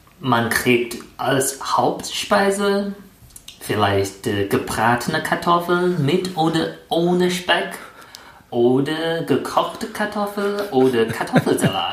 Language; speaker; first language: German; non-native, fluent; Chinese